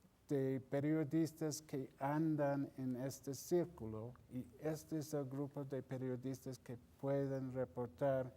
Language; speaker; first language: Spanish; non-native, fluent; English